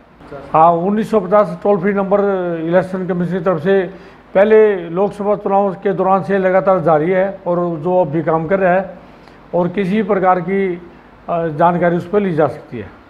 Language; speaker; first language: Hindi; native; Hindi